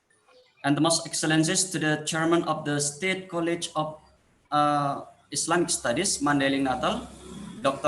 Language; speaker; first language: English; non-native, fluent; Indonesian